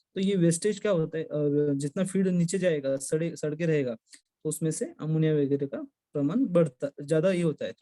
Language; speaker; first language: Hindi; non-native, local second language; Marathi